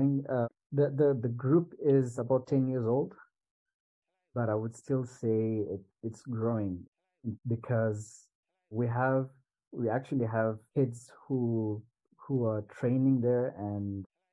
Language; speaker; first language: English; non-native, local second language; Swahili